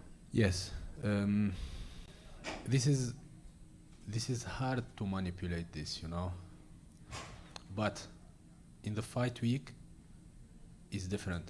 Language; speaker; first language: English; non-native, learner; Arabic